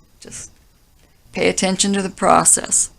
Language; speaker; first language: English; native; English